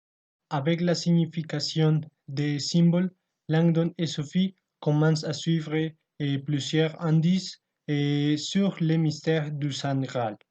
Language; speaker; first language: French; non-native, learner; Spanish